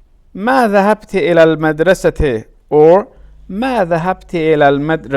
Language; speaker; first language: Arabic; non-native, learner; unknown